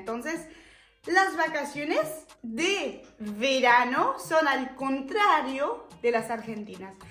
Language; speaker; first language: Spanish; non-native, fluent; French